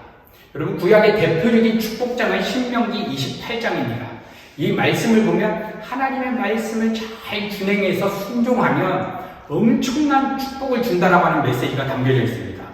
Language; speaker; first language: Korean; native; Korean